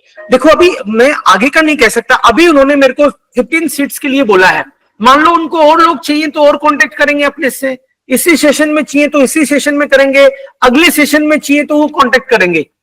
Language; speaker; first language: Hindi; native; Hindi